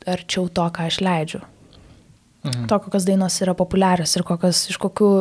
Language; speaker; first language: Lithuanian; native; Lithuanian